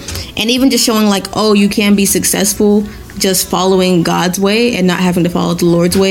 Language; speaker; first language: English; non-native, local second language; Yoruba